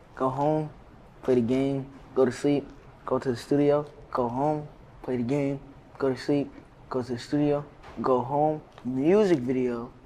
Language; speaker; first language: English; native; English